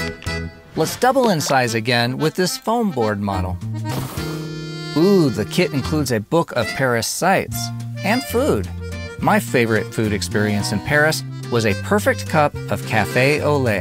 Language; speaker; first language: English; native; English